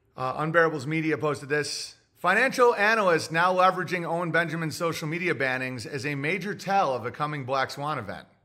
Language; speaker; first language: English; native; English